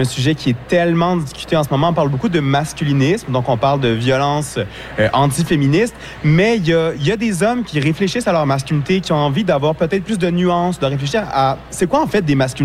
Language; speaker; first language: French; native; French